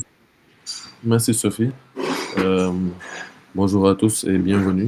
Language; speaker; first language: French; non-native, local second language; Wolof